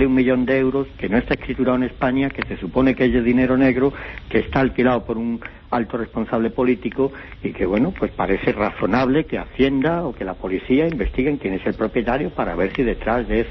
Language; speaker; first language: Spanish; native; Spanish